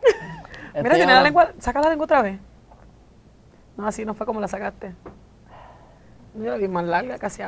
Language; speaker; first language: Spanish; native; Spanish